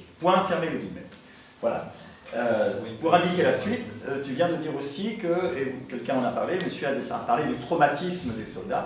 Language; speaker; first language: French; native; French